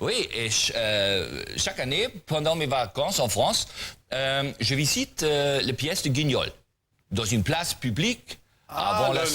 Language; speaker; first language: French; non-native, learner; German